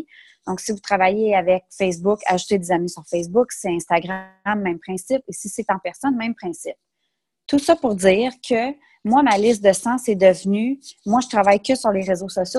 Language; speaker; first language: French; native; French